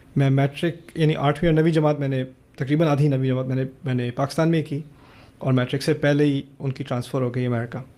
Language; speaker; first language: Urdu; early bilingual, other home language; German